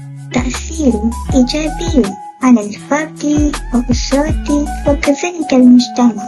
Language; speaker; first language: Arabic; non-native, learner; Malay